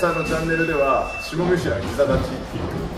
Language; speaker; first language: Japanese; native; Japanese